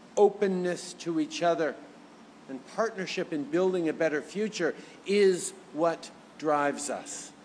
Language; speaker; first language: English; early bilingual, other home language; French